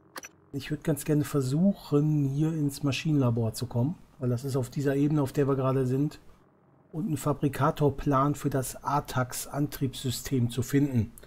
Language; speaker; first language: German; native; German